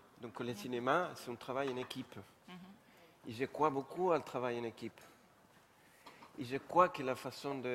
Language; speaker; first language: French; non-native, fluent; Spanish